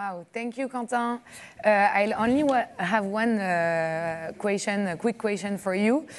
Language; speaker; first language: English; non-native, fluent; French